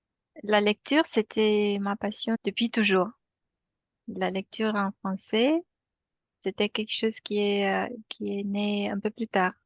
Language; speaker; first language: French; non-native, fluent; Romanian